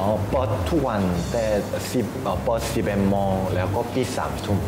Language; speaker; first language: Thai; non-native, learner; Korean